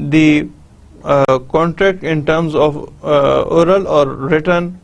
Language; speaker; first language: English; non-native, local second language; Urdu